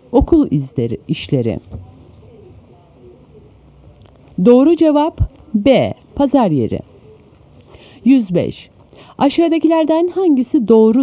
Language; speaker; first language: Turkish; native; Turkish